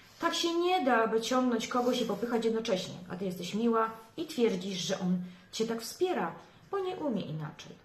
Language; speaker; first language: Polish; native; Polish